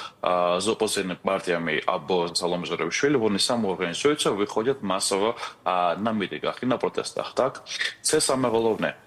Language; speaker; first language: Ukrainian; non-native, fluent; Georgian